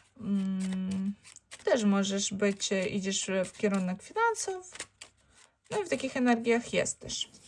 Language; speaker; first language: Polish; non-native, learner; Ukrainian